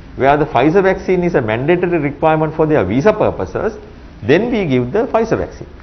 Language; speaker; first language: English; non-native, local second language; Sinhala